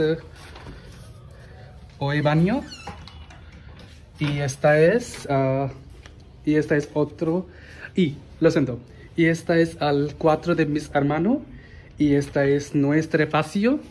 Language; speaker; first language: Spanish; non-native, learner; Hindi